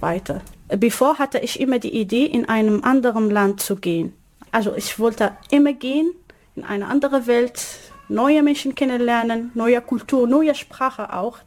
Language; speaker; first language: German; non-native, learner; Arabic